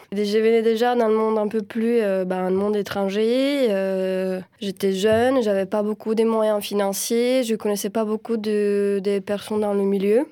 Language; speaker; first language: French; non-native, fluent; Romanian